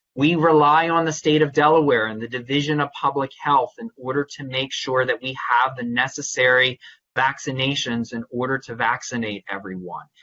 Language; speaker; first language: English; native; English